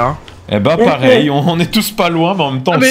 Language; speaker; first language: French; native; French